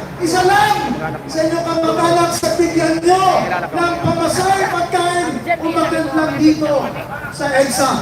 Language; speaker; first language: Filipino; non-native, local second language; Iloko